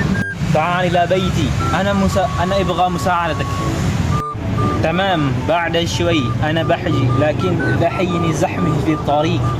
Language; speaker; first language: Arabic; non-native, learner; Indonesian